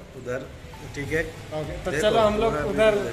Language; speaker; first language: Hindi; non-native, local second language; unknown